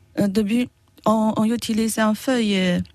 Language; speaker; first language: French; non-native, learner; Chinese